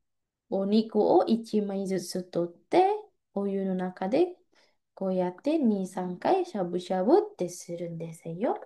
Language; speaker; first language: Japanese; non-native, fluent; Indonesian